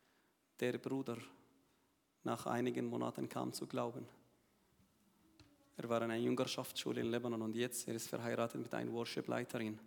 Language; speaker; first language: German; non-native, learner; Arabic